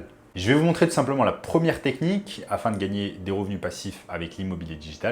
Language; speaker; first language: French; native; French